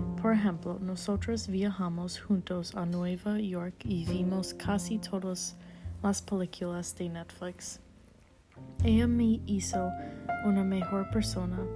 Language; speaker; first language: Spanish; non-native, learner; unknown